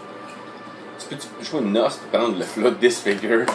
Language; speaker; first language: French; native; French